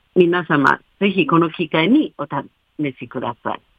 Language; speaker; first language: Japanese; non-native, fluent; Chinese